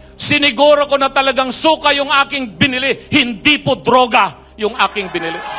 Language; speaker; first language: Filipino; non-native, local second language; Iloko